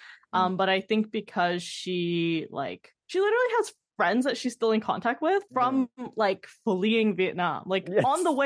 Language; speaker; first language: English; native; English